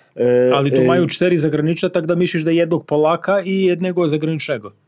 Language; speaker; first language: Polish; non-native, learner; Serbian